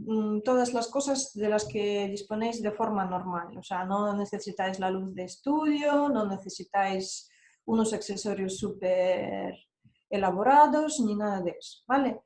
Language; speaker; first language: Spanish; non-native, fluent; Russian